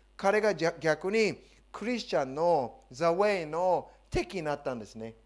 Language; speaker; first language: Japanese; non-native, fluent; English